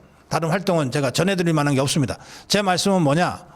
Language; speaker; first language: Korean; native; Korean